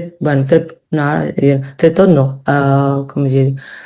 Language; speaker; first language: French; non-native, learner; Spanish